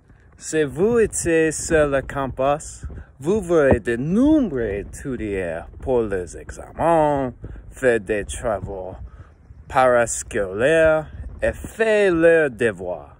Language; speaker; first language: French; non-native, learner; English